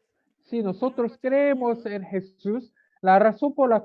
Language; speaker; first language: Spanish; non-native, learner; Korean